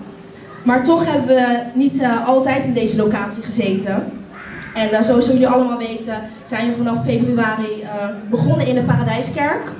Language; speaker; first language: Dutch; native; Dutch